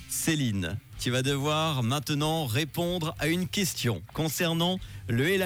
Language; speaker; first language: French; native; French